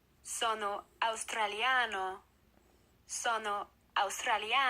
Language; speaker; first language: Italian; non-native, learner; English